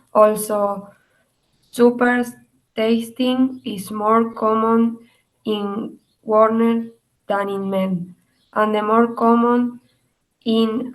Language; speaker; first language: English; non-native, learner; Spanish